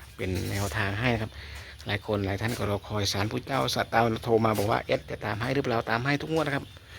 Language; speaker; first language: Thai; native; Thai